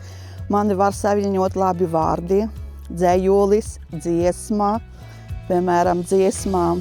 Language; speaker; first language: Latvian; non-native, local second language; Russian